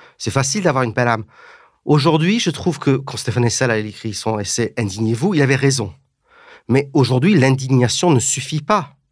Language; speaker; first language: French; early bilingual, heritage; English